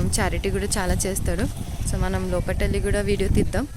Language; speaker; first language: Telugu; native; Telugu